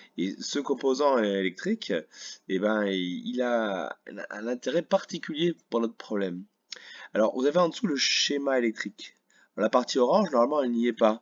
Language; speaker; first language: French; native; French